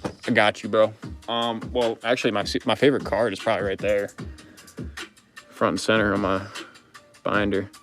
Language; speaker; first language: English; native; English